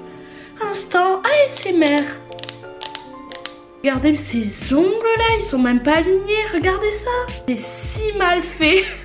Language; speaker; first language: French; native; French